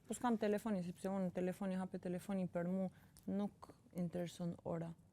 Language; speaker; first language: Albanian; early bilingual, heritage; Albanian